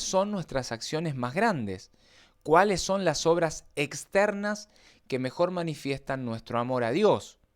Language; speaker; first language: Spanish; native; Spanish